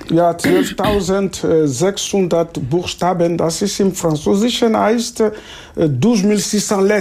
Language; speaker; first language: German; non-native, fluent; Lingala